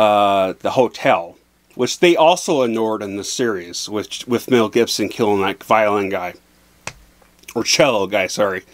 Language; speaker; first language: English; native; English